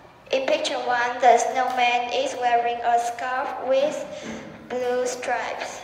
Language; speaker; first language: English; non-native, learner; Vietnamese